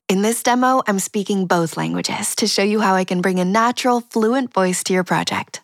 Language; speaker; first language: English; early bilingual, other home language; French